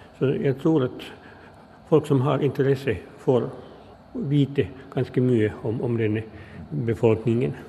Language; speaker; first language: Norwegian; non-native, fluent; Finnish